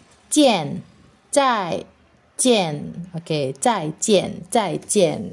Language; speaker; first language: Chinese; non-native, fluent; Indonesian